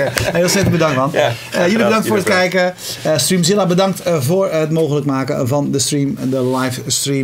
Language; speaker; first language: Dutch; native; Dutch